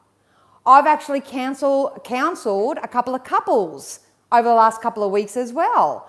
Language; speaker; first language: English; native; English